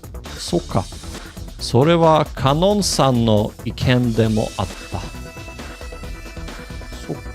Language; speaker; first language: Japanese; non-native, learner; English